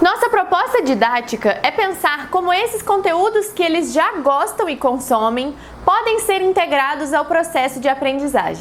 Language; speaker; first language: Portuguese; native; Portuguese